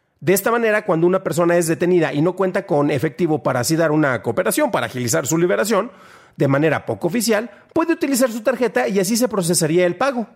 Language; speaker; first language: Spanish; native; Spanish